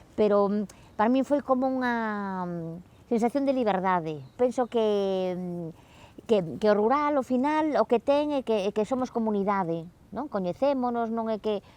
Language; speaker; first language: Galician; non-native, local second language; Spanish